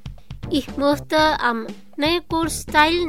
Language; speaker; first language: German; non-native, fluent; Indonesian